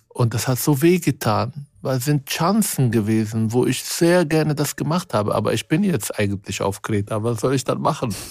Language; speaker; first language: German; non-native, fluent; Arabic